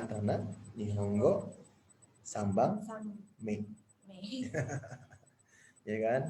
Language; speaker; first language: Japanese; non-native, learner; Indonesian